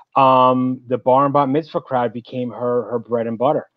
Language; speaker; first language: English; native; English